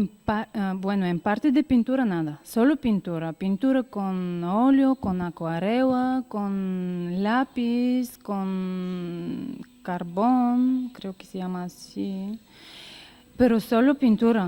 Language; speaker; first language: Spanish; non-native, learner; Bulgarian